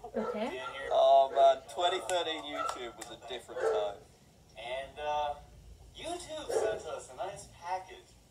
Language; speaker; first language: English; native; English